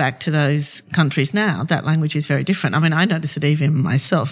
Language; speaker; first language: English; non-native, local second language; Arabic